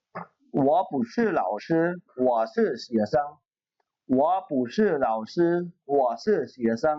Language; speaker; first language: Chinese; non-native, fluent; Khmer